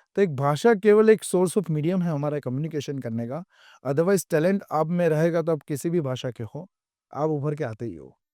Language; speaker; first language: Hindi; non-native, local second language; Gujarati